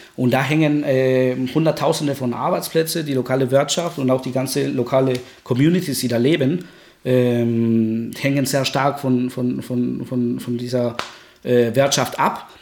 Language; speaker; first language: German; non-native, fluent; Spanish